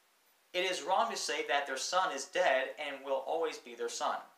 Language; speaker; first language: English; native; English